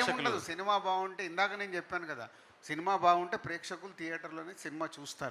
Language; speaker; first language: Telugu; native; Telugu